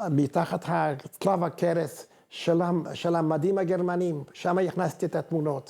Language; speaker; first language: Hebrew; non-native, fluent; Hungarian